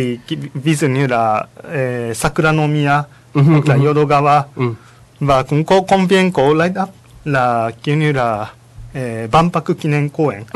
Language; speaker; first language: Vietnamese; non-native, fluent; Japanese